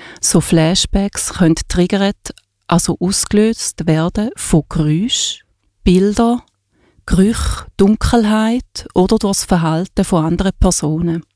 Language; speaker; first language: German; native; German